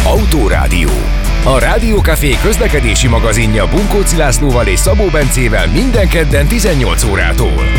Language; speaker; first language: Hungarian; native; Hungarian